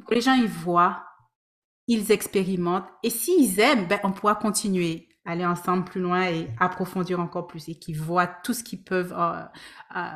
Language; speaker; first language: French; native; French